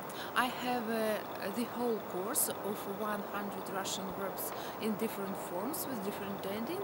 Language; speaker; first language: English; non-native, fluent; Russian